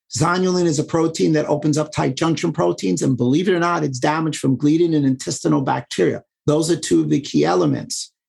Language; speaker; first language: English; native; English